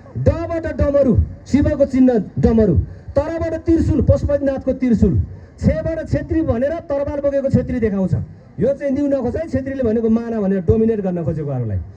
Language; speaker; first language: Nepali; non-native, local second language; Eastern Tamang